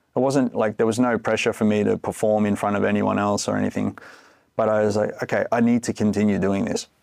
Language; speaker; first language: English; native; English